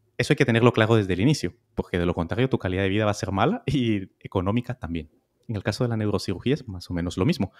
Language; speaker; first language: Spanish; native; Spanish